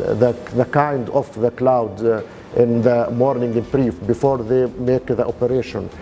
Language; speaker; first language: English; non-native, learner; Arabic